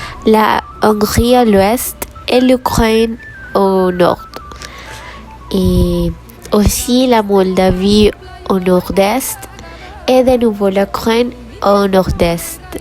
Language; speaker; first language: French; non-native, learner; Spanish